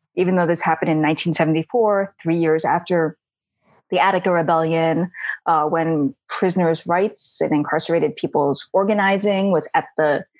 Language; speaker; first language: English; native; English